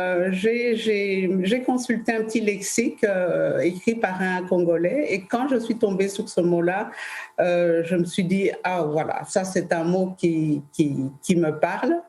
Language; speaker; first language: French; early bilingual, other home language; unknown